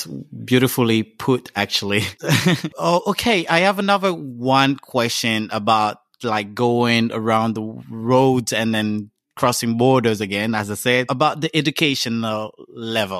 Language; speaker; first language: English; non-native, fluent; French